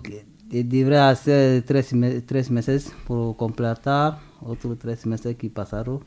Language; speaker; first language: Spanish; non-native, learner; French